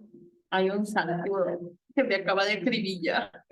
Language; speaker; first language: Spanish; native; Spanish